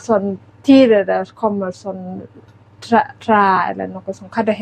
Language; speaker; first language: Norwegian; non-native, learner; Thai